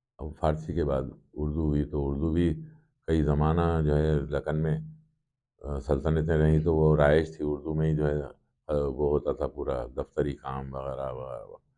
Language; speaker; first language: Urdu; native; Urdu